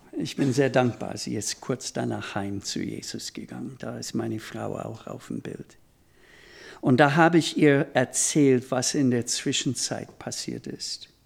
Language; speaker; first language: German; non-native, fluent; English